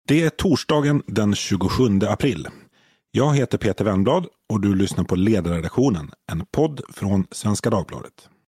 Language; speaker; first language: Swedish; native; Swedish